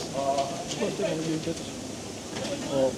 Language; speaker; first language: Swedish; native; Swedish